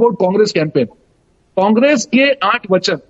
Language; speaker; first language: English; non-native, local second language; Gujarati